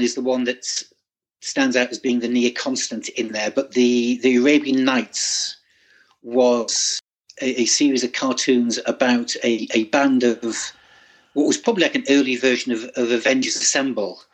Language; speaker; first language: English; native; English